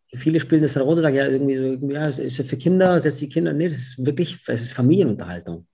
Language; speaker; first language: German; early bilingual, other home language; Italian